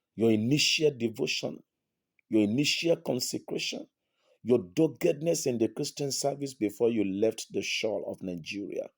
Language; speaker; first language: English; non-native, local second language; Yoruba